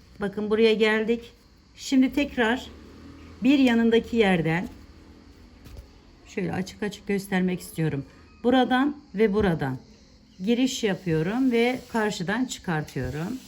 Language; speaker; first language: Turkish; native; Turkish